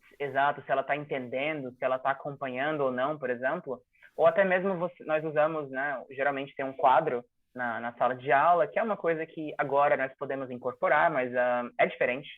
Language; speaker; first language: Portuguese; native; Portuguese